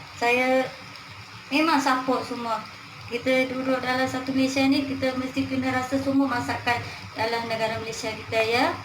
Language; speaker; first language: Malay; non-native, local second language; Tamil